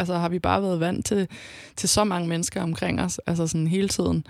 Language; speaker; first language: Danish; native; Danish